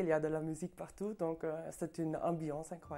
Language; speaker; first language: French; non-native, local second language; Dutch